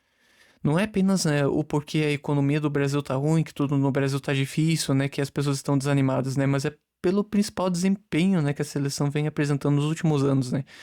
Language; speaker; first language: Portuguese; native; Portuguese